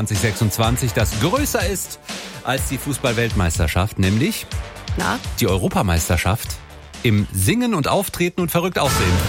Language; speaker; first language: German; native; German